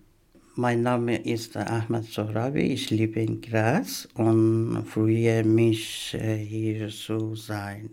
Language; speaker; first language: German; non-native, learner; Persian